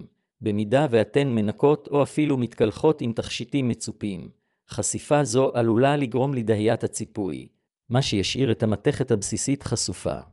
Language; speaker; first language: Hebrew; native; Hebrew